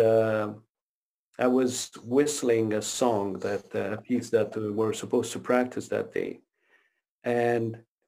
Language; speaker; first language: English; non-native, fluent; Romanian